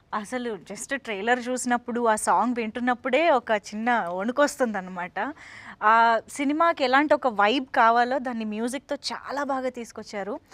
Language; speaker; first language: Telugu; native; Telugu